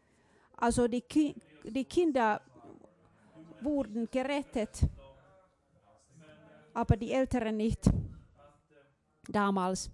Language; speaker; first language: German; non-native, fluent; Finnish